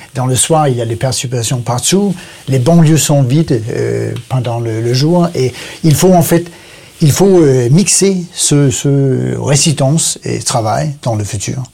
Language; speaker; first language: French; non-native, learner; Danish